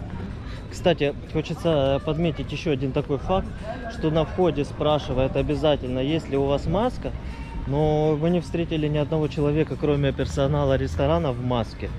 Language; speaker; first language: Russian; native; Russian